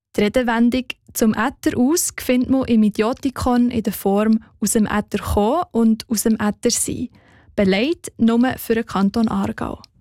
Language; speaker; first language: German; native; German